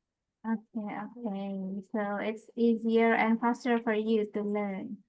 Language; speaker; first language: English; non-native, fluent; Indonesian